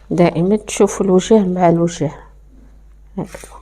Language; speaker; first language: Arabic; native; Arabic